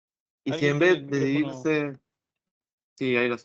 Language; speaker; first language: Spanish; native; Spanish